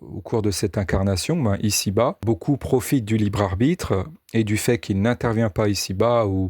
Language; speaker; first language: French; native; French